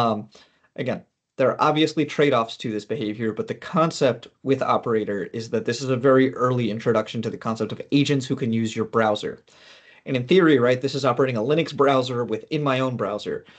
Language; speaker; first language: English; native; English